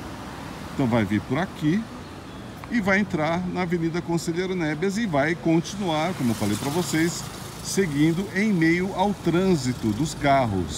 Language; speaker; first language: Portuguese; native; Portuguese